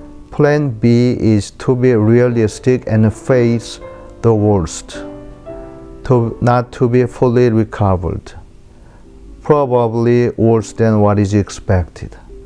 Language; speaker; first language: English; non-native, fluent; Korean